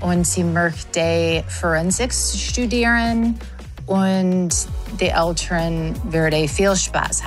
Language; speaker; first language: German; non-native, learner; English